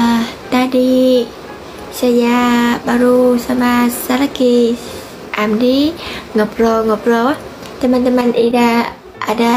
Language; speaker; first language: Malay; non-native, learner; Vietnamese